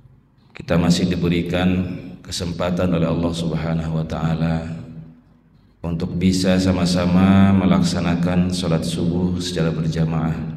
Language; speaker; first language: Indonesian; native; Indonesian